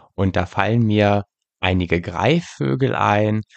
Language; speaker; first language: German; native; German